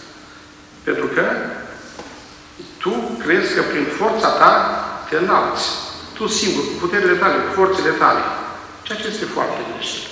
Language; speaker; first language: Romanian; native; Romanian